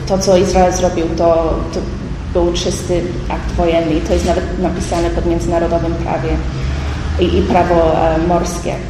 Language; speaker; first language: Polish; early bilingual, heritage; Polish